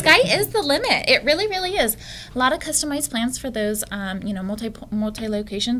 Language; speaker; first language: English; native; English